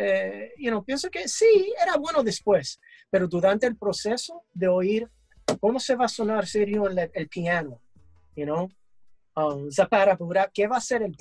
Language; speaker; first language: Spanish; early bilingual, heritage; English